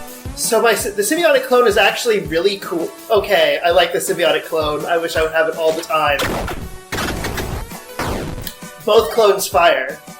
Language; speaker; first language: English; native; English